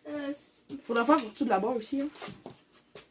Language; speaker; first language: French; native; French